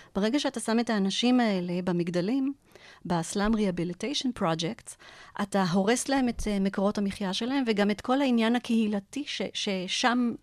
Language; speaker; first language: Hebrew; non-native, fluent; Arabic